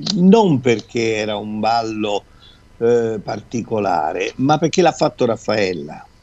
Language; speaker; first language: Italian; native; Italian